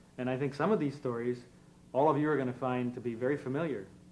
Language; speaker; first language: English; native; English